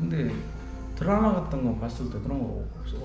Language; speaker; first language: Korean; non-native, fluent; Uzbek